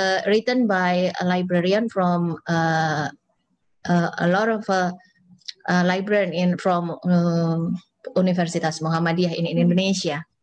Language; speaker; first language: English; non-native, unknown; Indonesian